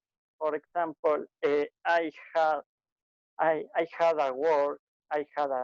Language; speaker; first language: English; non-native, learner; Spanish